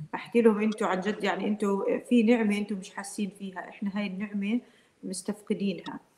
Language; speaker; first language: Arabic; native; Arabic